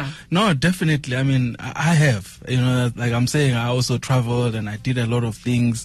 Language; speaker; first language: English; non-native, local second language; Venda